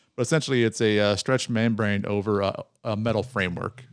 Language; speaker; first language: English; native; English